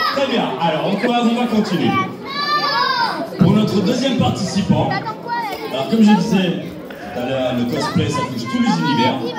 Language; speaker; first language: French; native; French